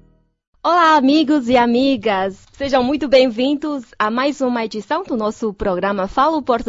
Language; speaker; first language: Portuguese; non-native, fluent; Chinese